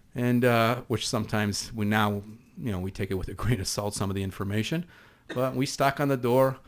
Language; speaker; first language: English; non-native, fluent; Hebrew